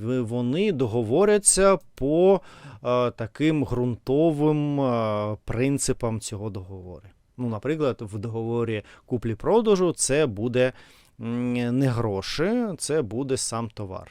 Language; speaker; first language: Ukrainian; non-native, learner; Russian